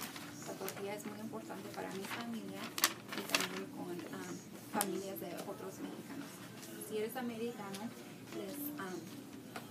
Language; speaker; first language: Spanish; early bilingual, heritage; Spanish